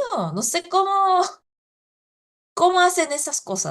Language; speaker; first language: Spanish; non-native, fluent; Korean